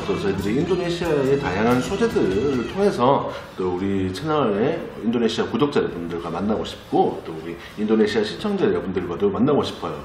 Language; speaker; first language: Korean; native; Korean